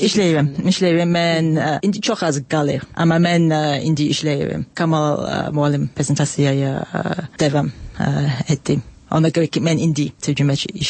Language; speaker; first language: Azerbaijani; non-native, learner; English